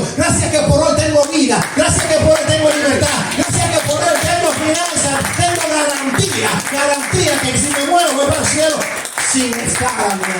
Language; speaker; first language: Spanish; native; Spanish